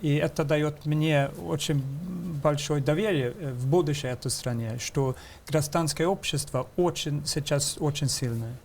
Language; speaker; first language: Russian; non-native, fluent; Swedish